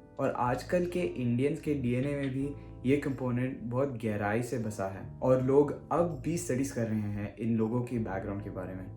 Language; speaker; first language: Hindi; early bilingual, heritage; Hindi